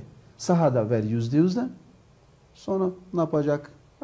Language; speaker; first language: Turkish; non-native, learner; Portuguese